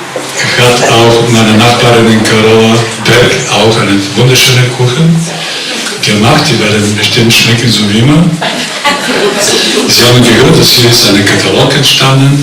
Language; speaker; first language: German; non-native, fluent; Bulgarian